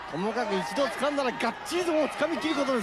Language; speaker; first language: Japanese; native; Japanese